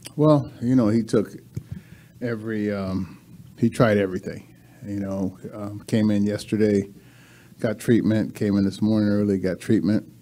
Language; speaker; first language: English; native; English